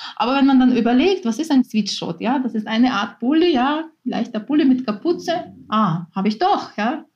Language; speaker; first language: German; non-native, fluent; Ukrainian